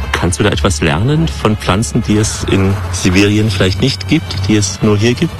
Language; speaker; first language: German; native; German